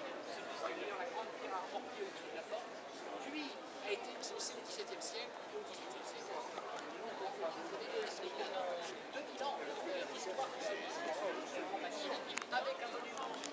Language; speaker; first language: French; native; French